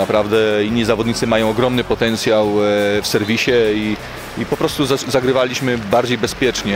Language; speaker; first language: Polish; native; Polish